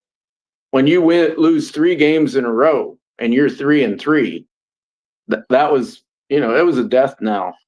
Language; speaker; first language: English; native; English